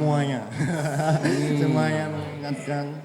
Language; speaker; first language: Indonesian; early bilingual, heritage; Japanese